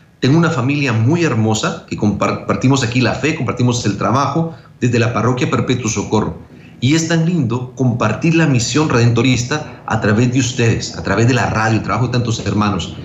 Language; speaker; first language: Spanish; native; Spanish